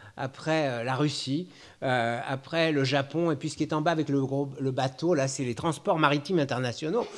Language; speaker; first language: French; native; French